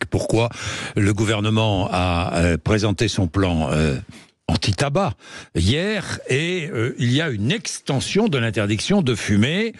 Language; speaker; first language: French; native; French